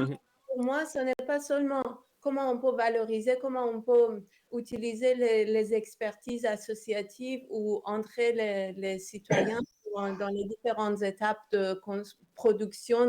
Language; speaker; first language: French; non-native, fluent; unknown